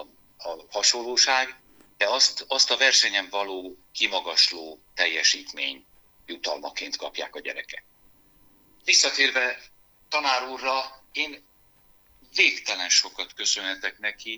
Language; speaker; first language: Hungarian; native; Hungarian